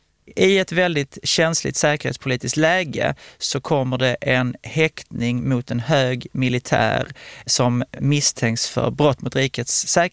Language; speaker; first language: Swedish; native; Swedish